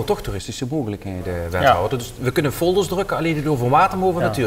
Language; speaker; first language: Dutch; native; Dutch